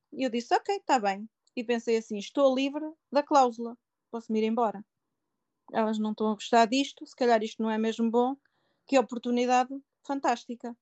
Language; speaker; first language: Portuguese; native; Portuguese